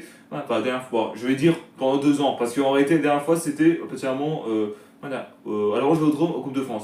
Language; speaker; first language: French; native; French